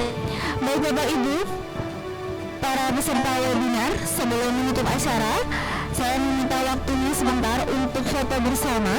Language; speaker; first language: Indonesian; native; Indonesian